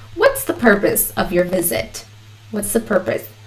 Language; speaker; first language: English; early bilingual, other home language; Spanish